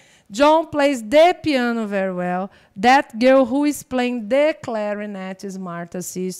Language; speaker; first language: English; non-native, fluent; Portuguese